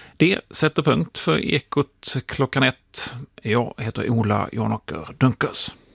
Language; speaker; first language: Swedish; native; Swedish